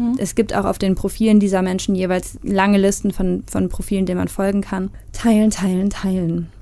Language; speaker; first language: German; native; German